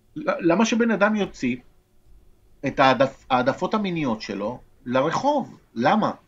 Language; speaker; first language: Hebrew; non-native, fluent; Spanish